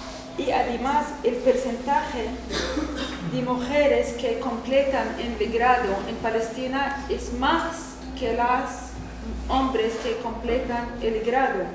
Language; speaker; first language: Spanish; non-native, learner; Arabic